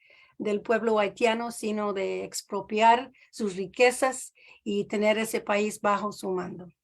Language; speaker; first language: Spanish; non-native, fluent; English